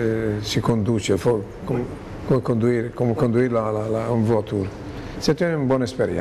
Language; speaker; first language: French; non-native, fluent; Italian